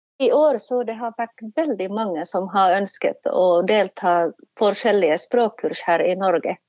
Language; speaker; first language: Norwegian; non-native, fluent; Finnish